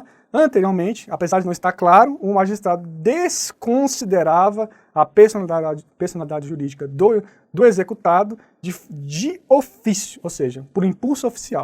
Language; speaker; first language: Portuguese; native; Portuguese